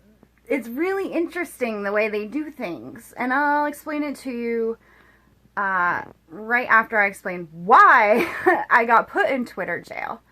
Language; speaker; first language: English; native; English